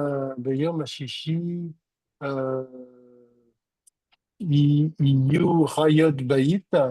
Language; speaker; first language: Hebrew; non-native, learner; French